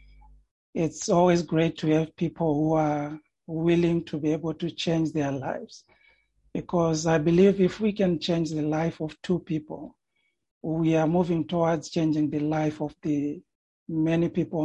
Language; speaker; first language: English; non-native, local second language; Shona